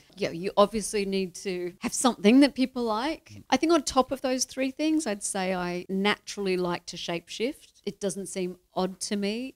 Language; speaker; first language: English; native; English